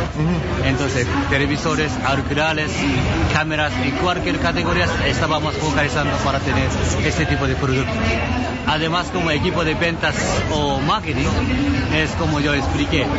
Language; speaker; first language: Spanish; non-native, learner; Japanese